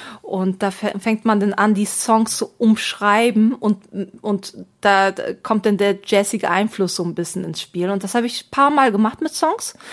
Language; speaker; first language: German; early bilingual, other home language; Turkish